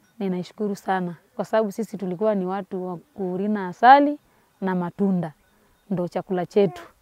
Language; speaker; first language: Swahili; non-native, local second language; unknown